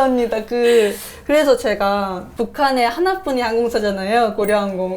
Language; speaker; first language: Korean; native; Korean